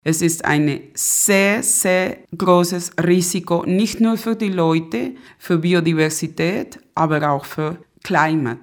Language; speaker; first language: German; non-native, fluent; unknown